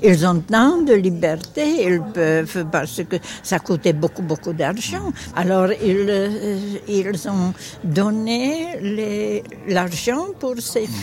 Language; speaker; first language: French; non-native, fluent; Czech